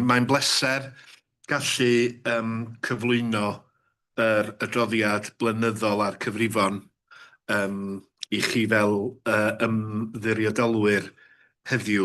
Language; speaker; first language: Welsh; native; Welsh